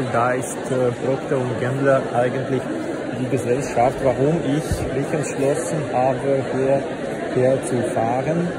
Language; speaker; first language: German; non-native, learner; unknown